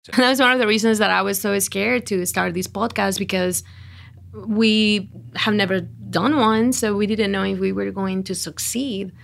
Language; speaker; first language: English; non-native, fluent; Spanish